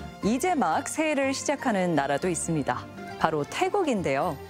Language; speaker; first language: Korean; native; Korean